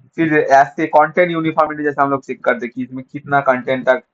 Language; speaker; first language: Hindi; non-native, local second language; Bangla